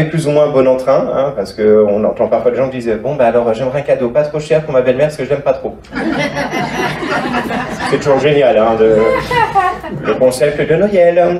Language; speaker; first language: French; native; French